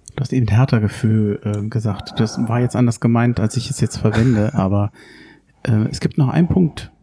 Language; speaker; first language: German; native; German